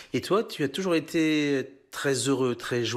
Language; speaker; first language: French; native; French